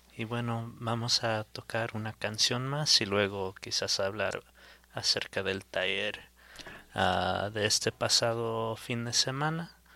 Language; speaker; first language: Spanish; early bilingual, heritage; Spanish